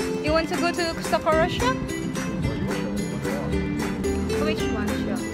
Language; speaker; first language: English; non-native, learner; Filipino